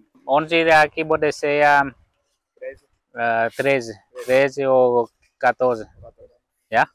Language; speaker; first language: Portuguese; non-native, local second language; Vietnamese